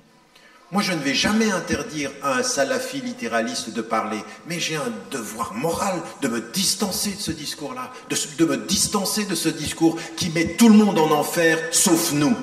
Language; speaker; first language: French; native; French